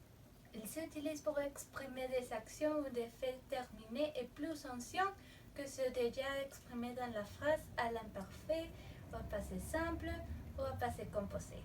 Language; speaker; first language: French; non-native, learner; Spanish